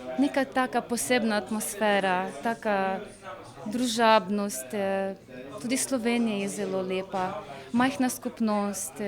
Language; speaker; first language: Slovenian; non-native, learner; Ukrainian